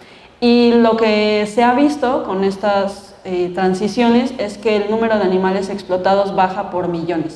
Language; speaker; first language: Spanish; native; Spanish